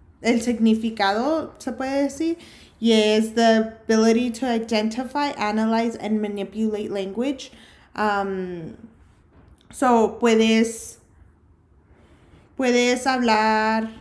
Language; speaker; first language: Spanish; early bilingual, heritage; Spanish